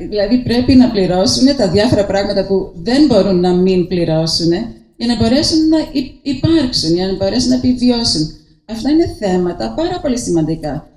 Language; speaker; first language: Greek; early bilingual, heritage; Greek